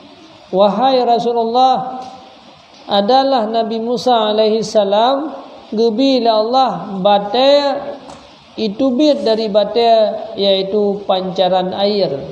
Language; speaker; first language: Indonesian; non-native, local second language; Achinese